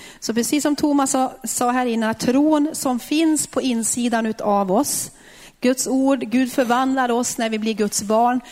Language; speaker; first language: Swedish; native; Swedish